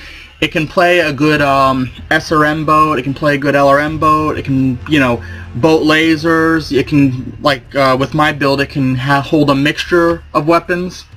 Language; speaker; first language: English; native; English